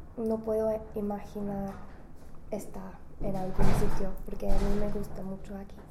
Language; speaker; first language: Spanish; non-native, learner; English